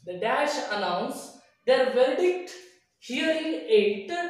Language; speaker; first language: English; non-native, local second language; Kannada